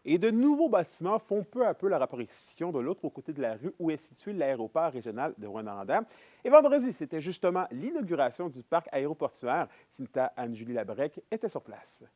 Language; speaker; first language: French; native; French